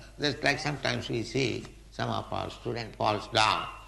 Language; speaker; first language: English; non-native, local second language; Bangla